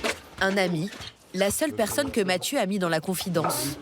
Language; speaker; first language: French; native; French